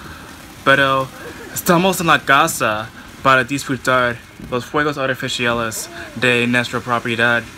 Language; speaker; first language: Spanish; non-native, fluent; English